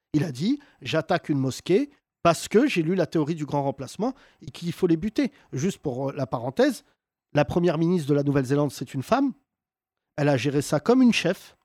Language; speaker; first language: French; native; French